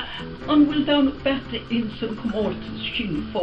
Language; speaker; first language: Irish; non-native, local second language; English